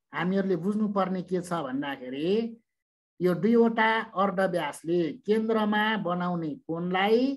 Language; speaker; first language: Nepali; native; Nepali